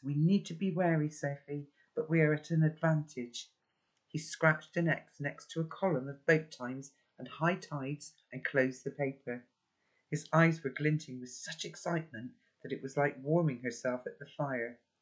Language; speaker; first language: English; native; English